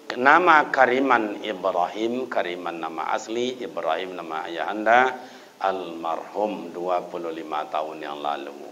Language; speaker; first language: Malay; non-native, local second language; Minangkabau